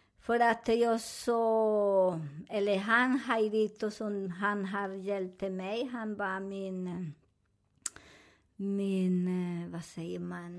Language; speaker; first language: Swedish; non-native, learner; Spanish